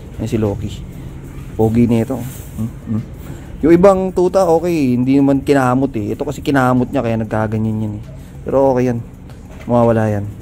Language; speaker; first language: Filipino; native; Filipino